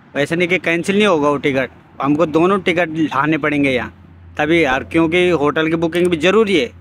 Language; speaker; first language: Hindi; native; Hindi